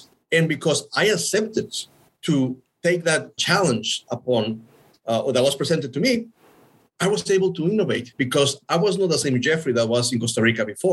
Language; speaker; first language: English; non-native, fluent; Spanish